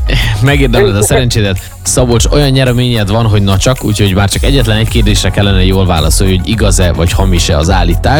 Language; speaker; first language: Hungarian; native; Hungarian